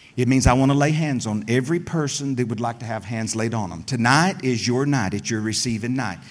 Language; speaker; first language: English; native; English